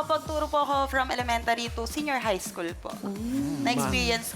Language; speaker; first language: Filipino; native; Filipino